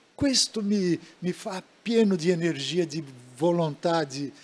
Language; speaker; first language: Italian; non-native, learner; Portuguese